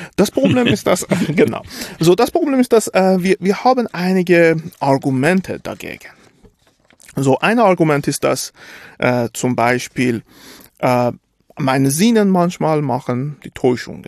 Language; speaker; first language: German; non-native, fluent; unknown